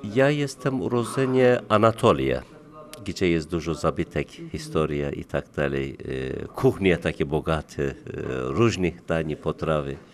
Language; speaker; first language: Polish; non-native, learner; Turkish